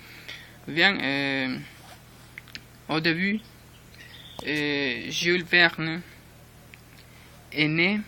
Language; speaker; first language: French; non-native, learner; Spanish